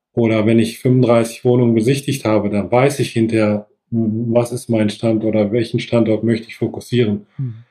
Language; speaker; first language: German; native; German